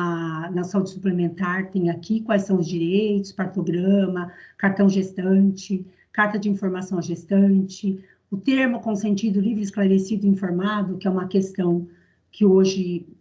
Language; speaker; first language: Portuguese; native; Portuguese